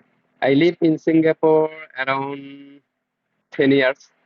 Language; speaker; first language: English; non-native, learner; Bangla